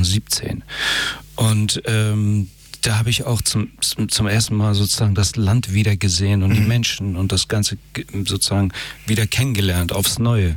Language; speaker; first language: German; early bilingual, other home language; Persian